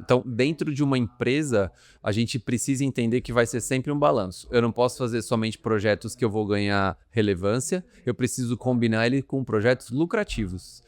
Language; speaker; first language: Portuguese; native; Portuguese